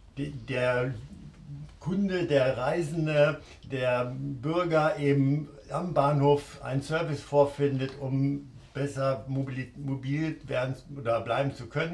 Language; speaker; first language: German; native; German